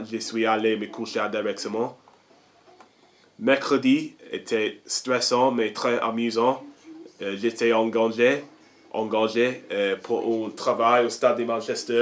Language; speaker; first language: French; non-native, learner; English